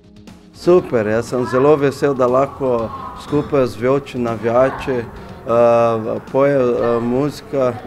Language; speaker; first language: Slovenian; non-native, learner; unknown